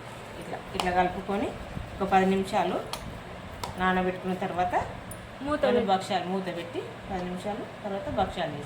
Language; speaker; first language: Telugu; native; Telugu